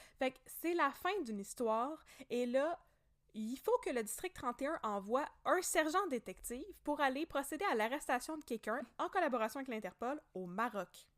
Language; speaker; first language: French; native; French